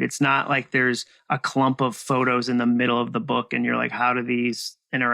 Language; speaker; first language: English; native; English